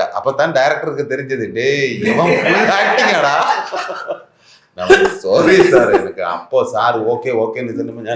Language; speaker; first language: Tamil; non-native, learner; Malayalam